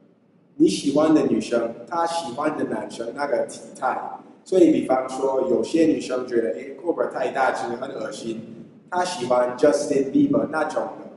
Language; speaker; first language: Chinese; non-native, fluent; English